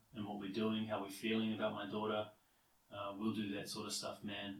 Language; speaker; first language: English; native; English